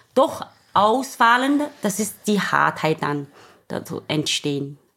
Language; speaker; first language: German; non-native, learner; Chinese